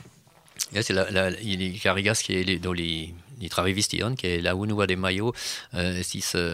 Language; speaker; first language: French; native; French